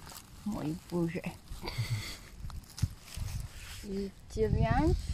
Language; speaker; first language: Polish; non-native, learner; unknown